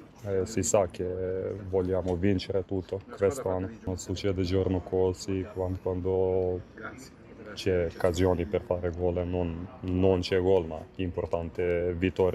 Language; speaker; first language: Italian; non-native, learner; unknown